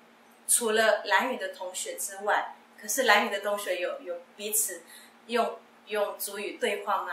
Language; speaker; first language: Chinese; non-native, local second language; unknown